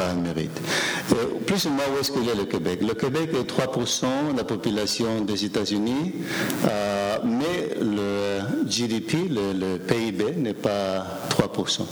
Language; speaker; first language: French; non-native, fluent; Spanish